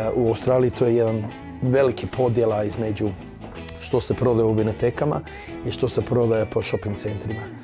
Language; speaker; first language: Croatian; early bilingual, heritage; Croatian